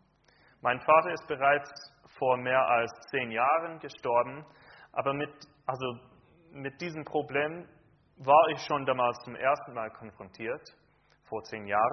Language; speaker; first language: German; non-native, fluent; English